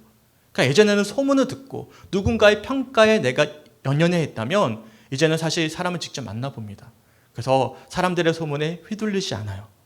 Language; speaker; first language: Korean; native; Korean